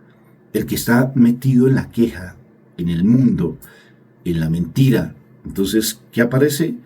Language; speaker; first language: Spanish; native; Spanish